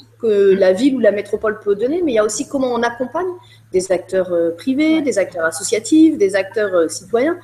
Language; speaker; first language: French; native; French